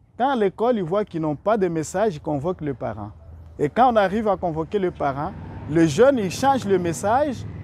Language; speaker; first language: French; non-native, local second language; Rundi